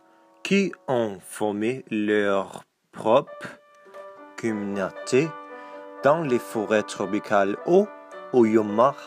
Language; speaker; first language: French; non-native, learner; Danish